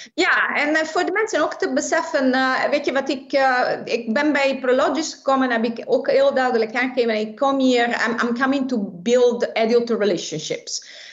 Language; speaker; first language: Dutch; non-native, fluent; Italian